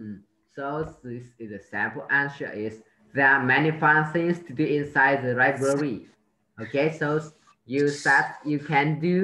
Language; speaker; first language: English; non-native, learner; Vietnamese